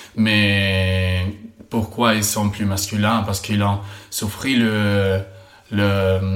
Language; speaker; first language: French; non-native, fluent; Spanish